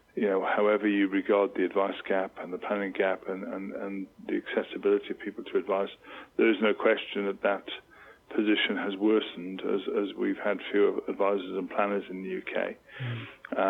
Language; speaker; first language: English; native; English